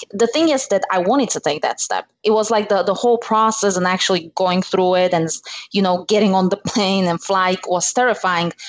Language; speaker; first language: English; non-native, fluent; Slovak